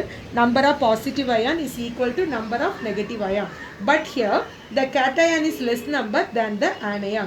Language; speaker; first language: English; non-native, local second language; Tamil